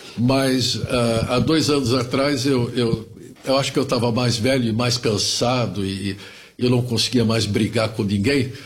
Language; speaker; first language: Portuguese; early bilingual, other home language; German